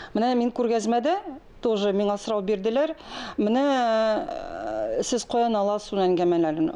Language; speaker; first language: Tatar; non-native, local second language; Russian